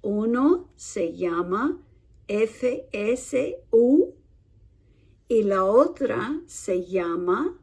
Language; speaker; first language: Spanish; non-native, fluent; English